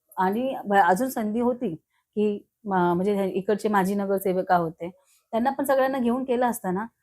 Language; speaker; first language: Marathi; non-native, local second language; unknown